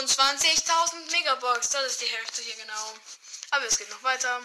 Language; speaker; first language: German; native; German